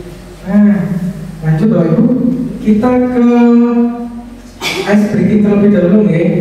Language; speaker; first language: Indonesian; native; Indonesian